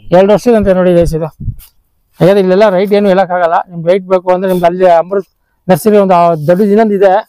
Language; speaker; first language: Kannada; non-native, local second language; Urdu